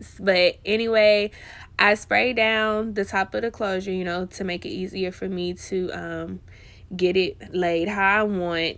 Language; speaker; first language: English; native; English